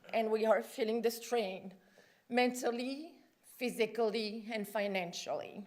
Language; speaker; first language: English; non-native, fluent; French